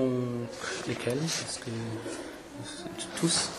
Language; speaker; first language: French; non-native, fluent; English